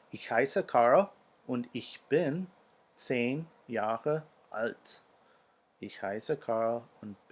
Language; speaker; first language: German; non-native, fluent; English